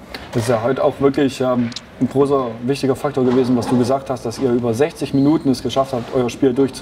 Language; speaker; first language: German; native; German